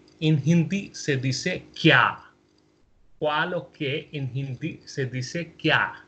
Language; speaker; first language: Spanish; non-native, fluent; Hindi